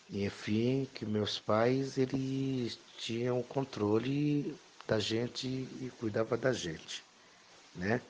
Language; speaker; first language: Portuguese; non-native, fluent; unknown